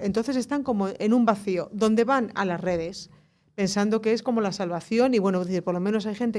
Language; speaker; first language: Spanish; native; Spanish